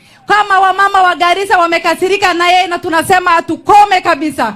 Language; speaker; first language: Swahili; non-native, local second language; Somali